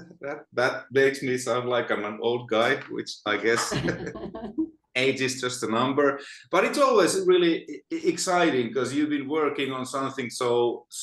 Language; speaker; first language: English; non-native, fluent; Finnish